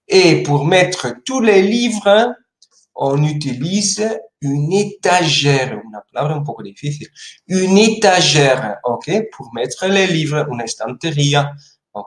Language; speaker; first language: French; non-native, fluent; Spanish